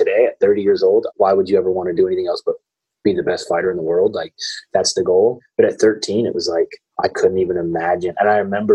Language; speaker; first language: English; native; English